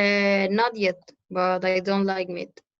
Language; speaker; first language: English; non-native, learner; Spanish